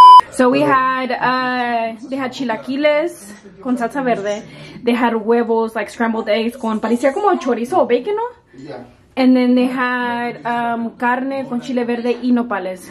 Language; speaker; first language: English; early bilingual, other home language; Spanish